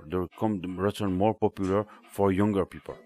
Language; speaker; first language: English; non-native, learner; French